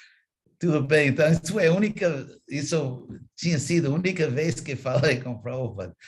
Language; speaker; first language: Portuguese; non-native, fluent; English